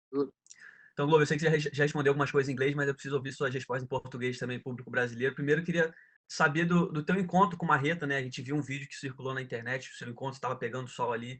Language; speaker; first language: Portuguese; native; Portuguese